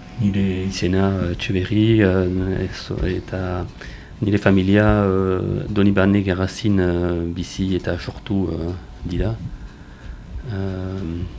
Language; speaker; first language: Basque; non-native, learner; French